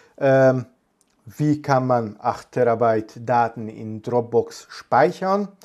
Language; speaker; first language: German; non-native, fluent; Hungarian